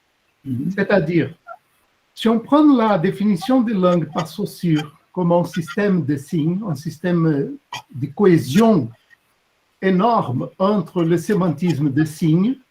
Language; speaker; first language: French; non-native, fluent; Portuguese